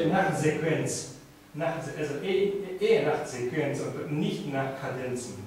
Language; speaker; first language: German; non-native, fluent; Japanese